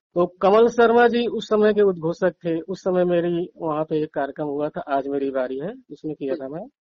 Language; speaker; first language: Hindi; non-native, local second language; Marathi